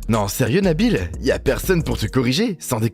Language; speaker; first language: French; native; French